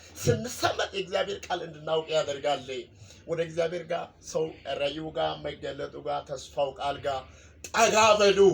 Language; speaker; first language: Amharic; non-native, local second language; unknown